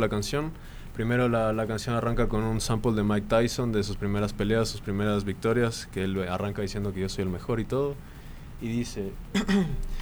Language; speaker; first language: Spanish; native; Spanish